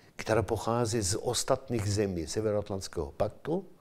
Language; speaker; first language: Czech; non-native, fluent; Kurdish